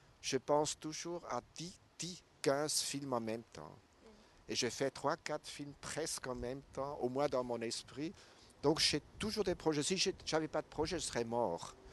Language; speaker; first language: French; non-native, local second language; German